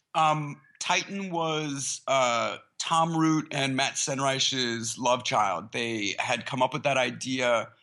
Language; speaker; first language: English; native; English